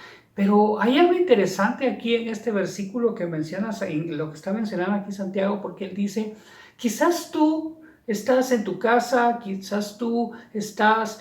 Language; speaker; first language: Spanish; native; Spanish